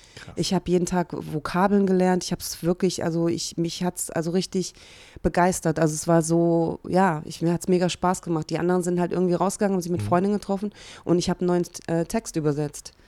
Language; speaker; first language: German; early bilingual, other home language; Hungarian